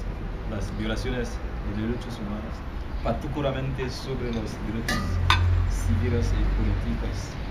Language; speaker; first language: Spanish; non-native, learner; Haitian Creole